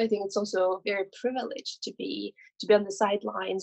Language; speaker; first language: English; non-native, fluent; French